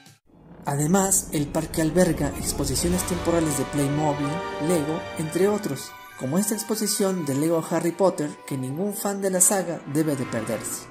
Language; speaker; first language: Spanish; native; Spanish